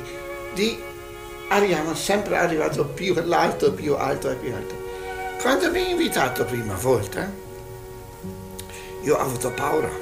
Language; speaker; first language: Italian; non-native, learner; Hungarian